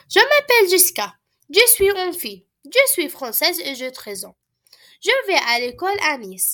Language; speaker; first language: French; non-native, learner; Arabic